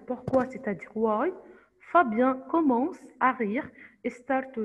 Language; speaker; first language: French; non-native, fluent; Arabic